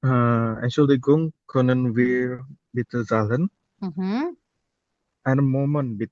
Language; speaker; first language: German; non-native, learner; Indonesian